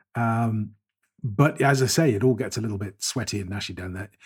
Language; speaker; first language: English; native; English